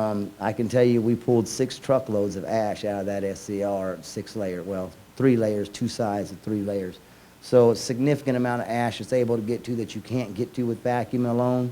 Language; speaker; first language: English; native; English